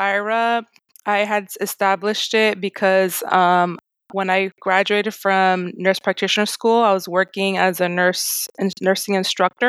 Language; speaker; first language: English; native; English